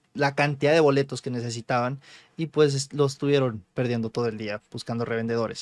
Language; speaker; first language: Spanish; native; Spanish